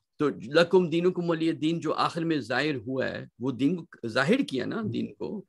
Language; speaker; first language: Urdu; native; Urdu